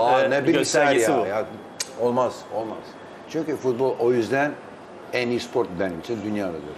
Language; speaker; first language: Turkish; non-native, fluent; Albanian